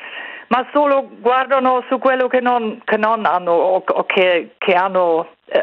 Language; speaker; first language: Italian; non-native, fluent; German